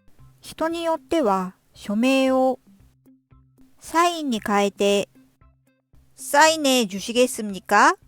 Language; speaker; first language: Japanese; non-native, fluent; Korean